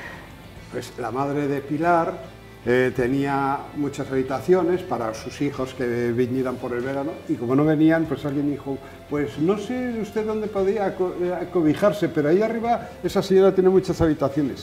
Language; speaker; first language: Spanish; native; Spanish